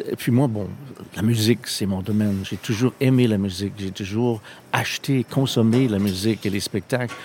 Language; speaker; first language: French; non-native, local second language; English